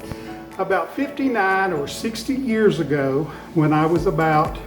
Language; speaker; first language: English; native; English